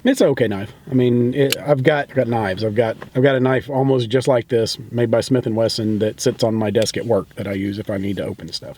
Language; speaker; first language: English; native; English